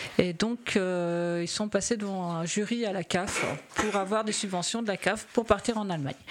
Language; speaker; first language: French; native; French